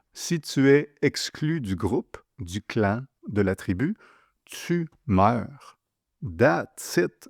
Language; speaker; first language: French; native; French